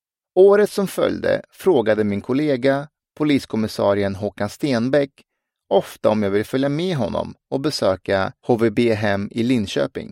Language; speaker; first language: Swedish; early bilingual, other home language; Persian